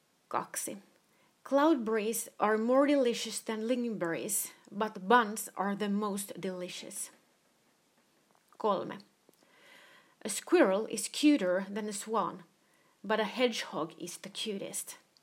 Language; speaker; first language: English; non-native, fluent; Finnish